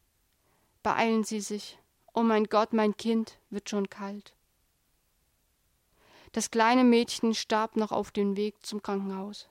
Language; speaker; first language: German; native; German